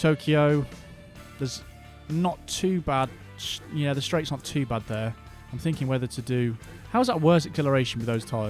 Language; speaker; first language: English; native; English